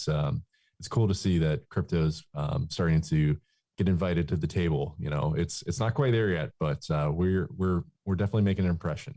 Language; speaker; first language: English; native; English